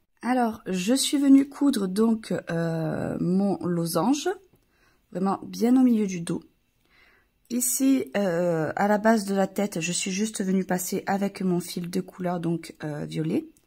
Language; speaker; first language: French; native; French